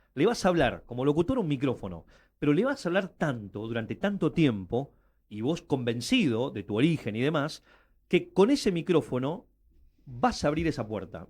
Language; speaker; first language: Spanish; early bilingual, other home language; Chinese